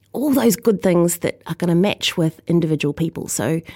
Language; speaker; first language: English; native; English